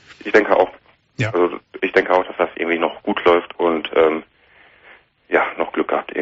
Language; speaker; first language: German; native; German